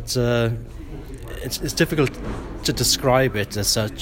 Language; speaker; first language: English; non-native, local second language; Welsh